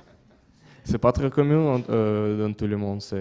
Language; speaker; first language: French; non-native, fluent; Russian